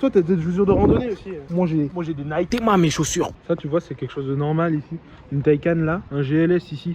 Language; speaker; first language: French; native; French